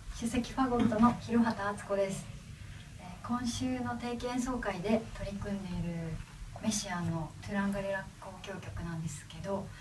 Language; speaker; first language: Japanese; native; Japanese